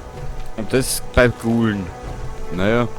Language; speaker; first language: German; native; German